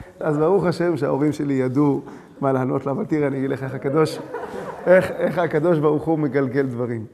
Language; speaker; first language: Hebrew; early bilingual, other home language; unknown